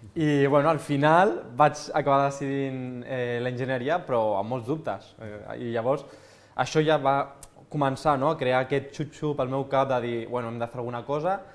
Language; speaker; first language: Catalan; native; Catalan